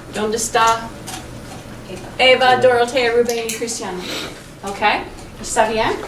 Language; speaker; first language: Spanish; non-native, fluent; English